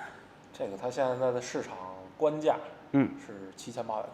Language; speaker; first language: Chinese; native; Chinese